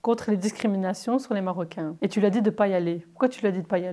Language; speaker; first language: French; native; French